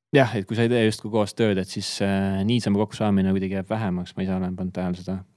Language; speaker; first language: Estonian; native; Estonian